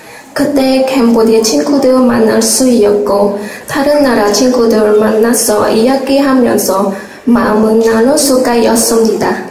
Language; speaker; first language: Korean; non-native, learner; Khmer